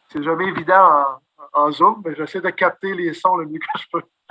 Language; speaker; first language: French; native; French